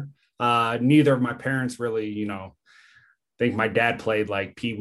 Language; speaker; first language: English; native; English